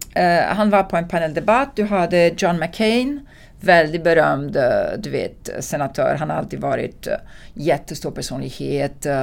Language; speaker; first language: Swedish; non-native, fluent; Italian